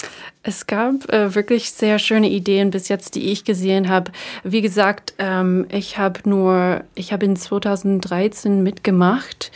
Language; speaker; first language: German; non-native, fluent; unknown